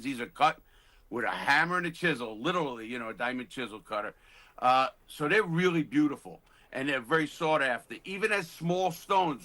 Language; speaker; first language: English; native; English